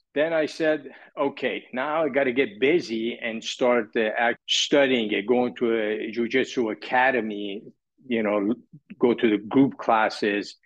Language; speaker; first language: English; early bilingual, other home language; Persian